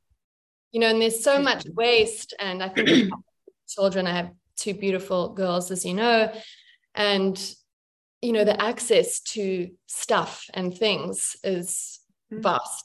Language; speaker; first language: English; native; English